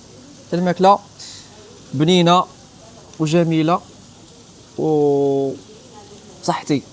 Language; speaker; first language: Arabic; native; Arabic